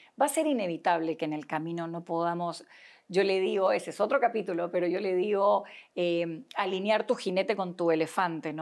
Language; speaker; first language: Spanish; native; Spanish